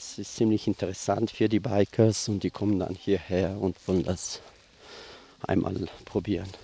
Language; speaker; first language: German; non-native, local second language; Ladin